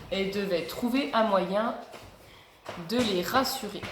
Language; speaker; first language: French; native; French